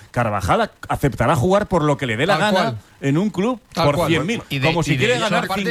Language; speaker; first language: Spanish; native; Spanish